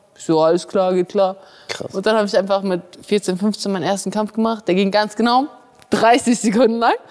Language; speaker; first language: German; early bilingual, other home language; Russian